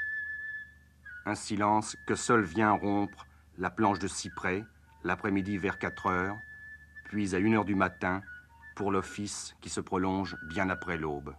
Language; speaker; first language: French; native; French